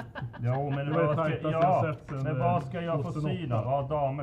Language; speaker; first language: Swedish; native; Swedish